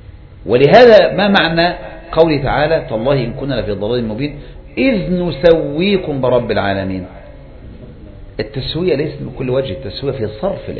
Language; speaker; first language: Arabic; native; Arabic